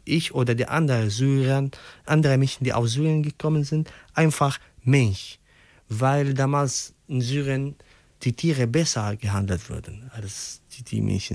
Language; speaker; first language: German; non-native, local second language; Arabic